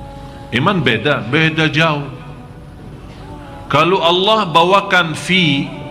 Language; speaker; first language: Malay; non-native, fluent; Arabic